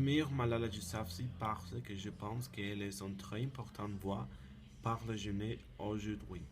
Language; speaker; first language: French; non-native, learner; Spanish